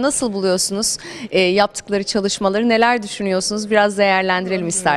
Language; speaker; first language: Turkish; native; Turkish